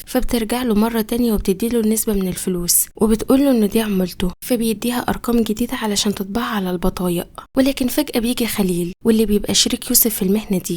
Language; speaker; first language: Arabic; native; Arabic